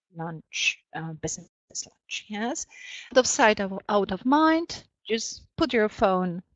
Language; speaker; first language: English; non-native, fluent; Polish